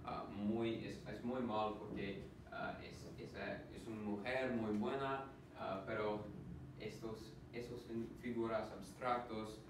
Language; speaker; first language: Spanish; non-native, learner; English